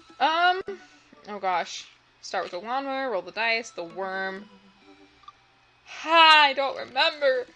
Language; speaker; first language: English; native; English